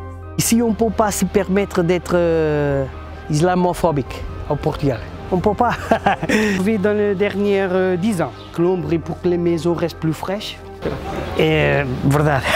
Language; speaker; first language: French; non-native, fluent; Portuguese